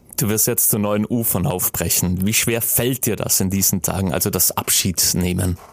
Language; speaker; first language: German; native; German